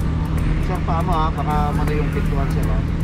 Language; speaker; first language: Filipino; native; Filipino